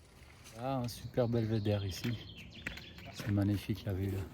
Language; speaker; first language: French; native; French